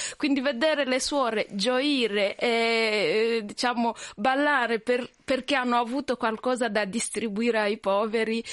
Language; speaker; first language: Italian; non-native, fluent; Swahili